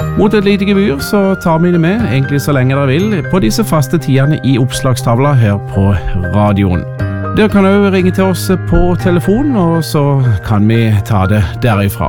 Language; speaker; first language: Norwegian; native; Norwegian